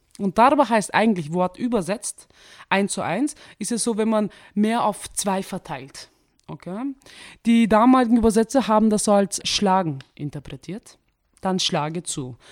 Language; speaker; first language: German; early bilingual, other home language; Turkish